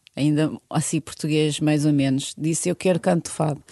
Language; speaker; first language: Portuguese; non-native, fluent; Bosnian